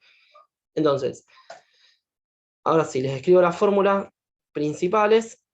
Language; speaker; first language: Spanish; native; Spanish